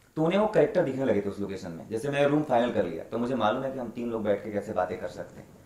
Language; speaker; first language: Hindi; native; Hindi